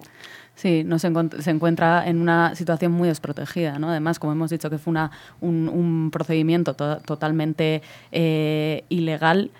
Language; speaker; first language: Spanish; native; Spanish